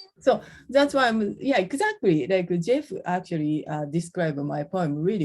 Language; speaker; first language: English; non-native, learner; Japanese